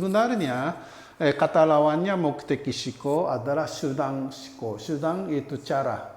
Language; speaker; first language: Indonesian; non-native, fluent; Japanese